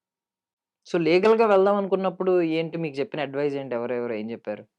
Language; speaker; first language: Telugu; native; Telugu